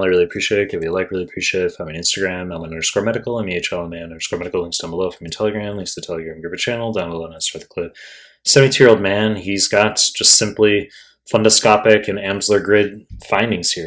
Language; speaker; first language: English; native; English